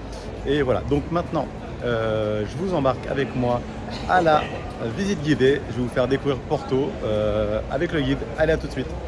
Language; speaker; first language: French; early bilingual, other home language; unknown